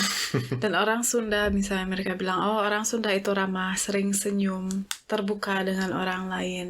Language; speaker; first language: Indonesian; native; Indonesian